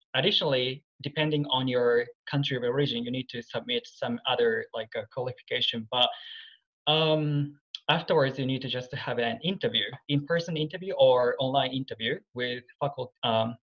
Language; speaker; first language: English; non-native, fluent; Japanese